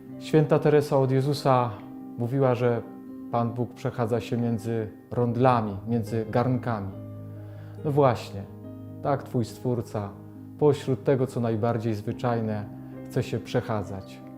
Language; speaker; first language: Polish; native; Polish